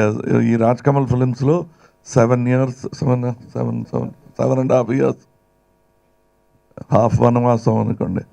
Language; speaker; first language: Telugu; non-native, local second language; Tamil